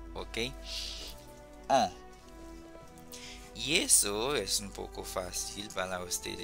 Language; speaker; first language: Spanish; non-native, fluent; Haitian Creole